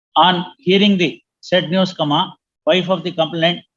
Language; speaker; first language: English; non-native, local second language; Kannada